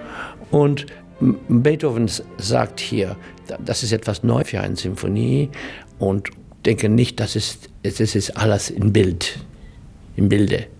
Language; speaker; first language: German; non-native, learner; English